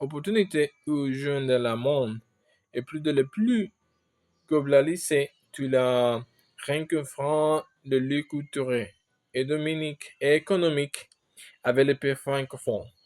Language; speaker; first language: French; non-native, learner; Spanish